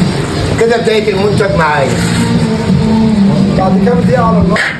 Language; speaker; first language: Arabic; native; Arabic